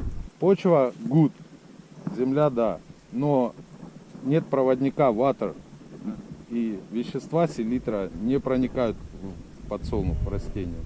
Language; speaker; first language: Russian; native; Russian